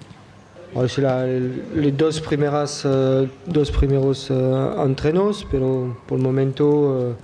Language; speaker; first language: Spanish; non-native, learner; French